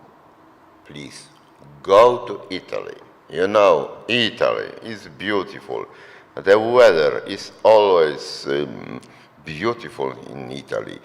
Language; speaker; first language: English; non-native, fluent; Polish